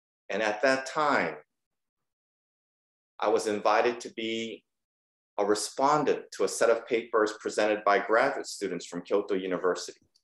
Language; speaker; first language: English; early bilingual, other home language; Japanese